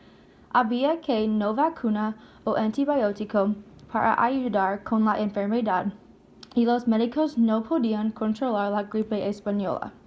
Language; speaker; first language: Spanish; non-native, learner; English